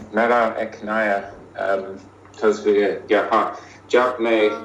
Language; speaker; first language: Hindi; non-native, learner; English